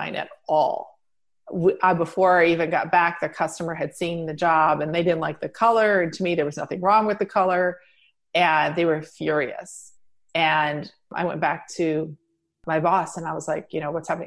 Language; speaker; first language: English; native; English